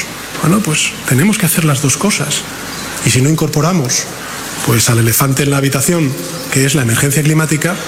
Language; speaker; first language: Spanish; native; Spanish